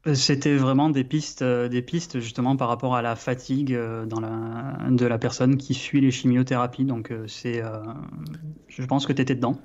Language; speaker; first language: French; native; French